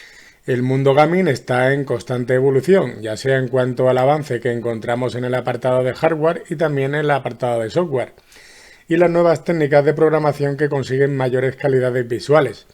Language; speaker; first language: Spanish; native; Spanish